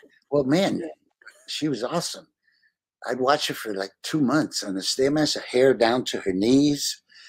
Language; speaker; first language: English; early bilingual, other home language; Spanish